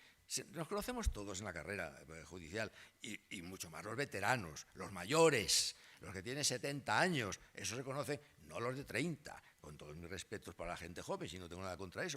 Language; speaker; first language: Spanish; native; Spanish